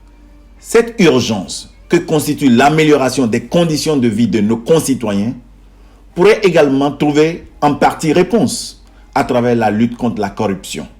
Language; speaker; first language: French; native; French